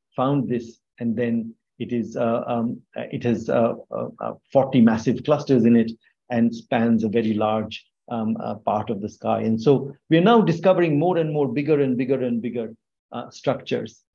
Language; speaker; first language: English; non-native, local second language; Bangla